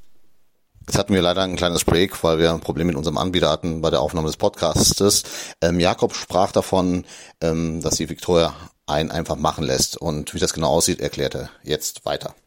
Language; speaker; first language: German; native; German